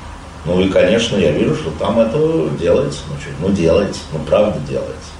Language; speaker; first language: Russian; native; Russian